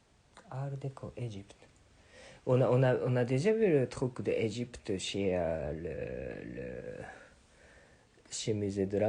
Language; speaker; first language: French; non-native, learner; Japanese